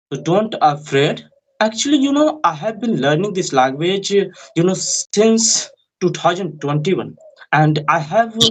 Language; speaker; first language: English; non-native, learner; Hindi